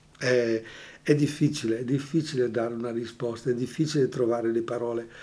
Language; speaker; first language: Italian; native; Italian